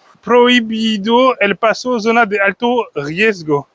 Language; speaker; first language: Spanish; non-native, learner; French